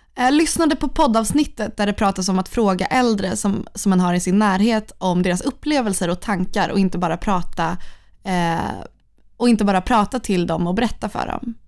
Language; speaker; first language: Swedish; native; Swedish